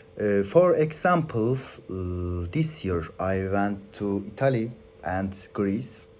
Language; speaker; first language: English; non-native, learner; Turkish